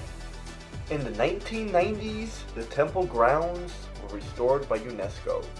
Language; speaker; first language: English; native; English